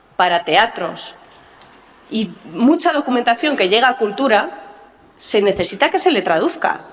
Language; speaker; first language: Spanish; native; Spanish